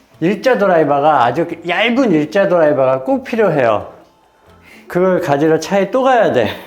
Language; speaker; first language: Korean; native; Korean